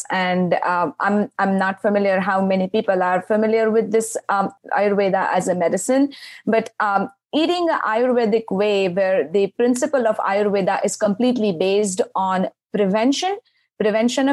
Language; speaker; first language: English; non-native, local second language; Marathi